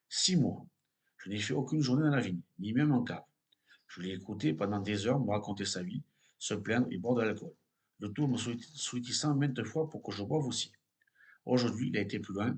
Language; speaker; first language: French; native; French